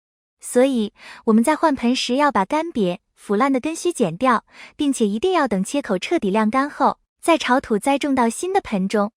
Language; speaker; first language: Chinese; native; Chinese